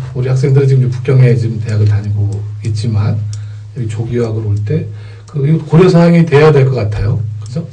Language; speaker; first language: Korean; native; Korean